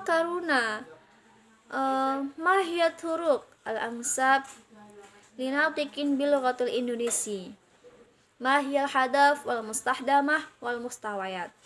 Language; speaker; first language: Arabic; non-native, learner; Indonesian